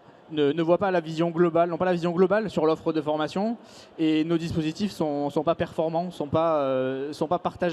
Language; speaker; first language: French; native; French